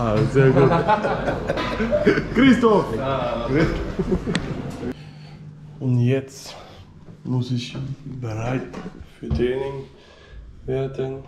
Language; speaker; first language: German; non-native, learner; Danish